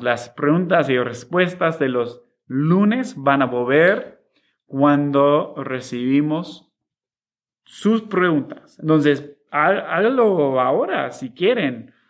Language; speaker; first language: Spanish; non-native, fluent; English